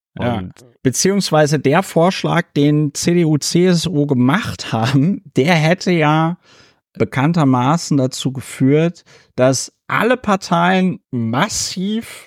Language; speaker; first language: German; native; German